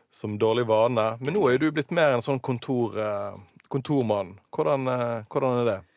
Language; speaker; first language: Norwegian; native; Norwegian